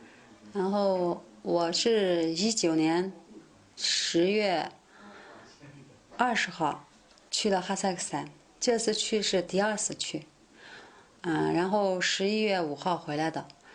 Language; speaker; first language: Chinese; non-native, local second language; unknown